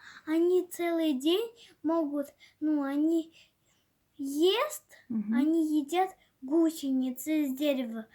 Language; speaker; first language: Russian; native; Russian